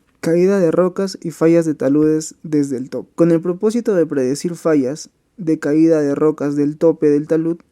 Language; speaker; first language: Spanish; native; Spanish